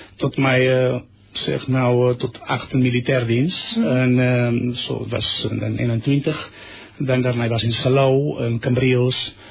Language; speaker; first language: Dutch; non-native, fluent; Catalan